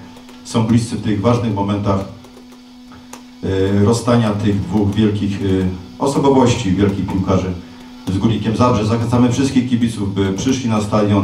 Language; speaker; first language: Polish; native; Polish